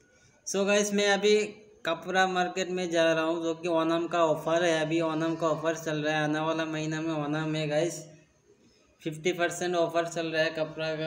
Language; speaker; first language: Hindi; non-native, local second language; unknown